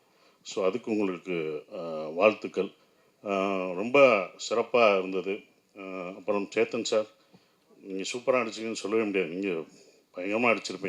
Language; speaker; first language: Tamil; native; Tamil